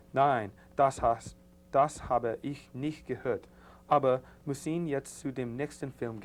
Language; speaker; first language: German; non-native, learner; English